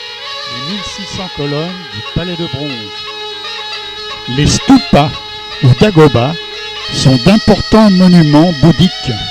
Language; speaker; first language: French; native; French